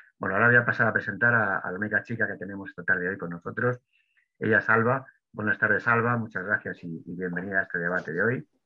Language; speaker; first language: Spanish; native; Spanish